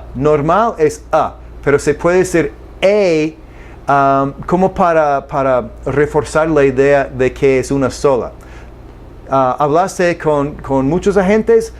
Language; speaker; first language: Spanish; non-native, fluent; English